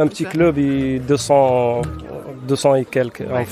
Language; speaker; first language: French; non-native, fluent; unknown